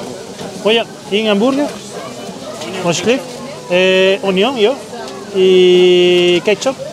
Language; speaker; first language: Spanish; native; Spanish